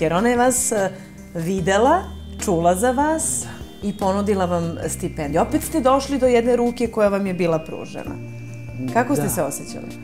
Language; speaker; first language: Serbian; native; Serbian